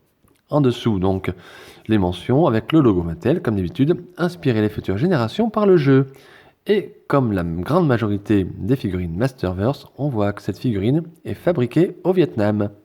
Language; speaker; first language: French; native; French